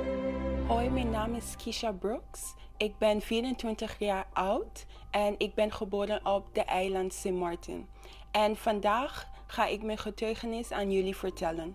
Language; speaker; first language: Dutch; non-native, local second language; English